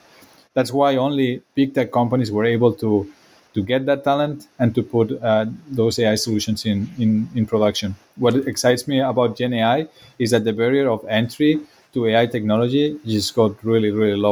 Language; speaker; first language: English; non-native, fluent; Spanish